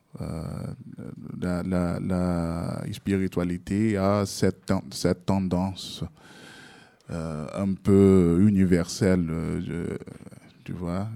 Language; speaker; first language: French; non-native, learner; Portuguese